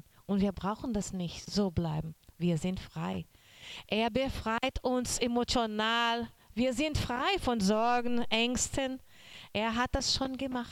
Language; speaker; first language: German; non-native, learner; Portuguese